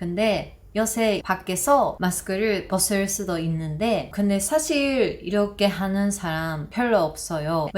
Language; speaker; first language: Korean; non-native, learner; Japanese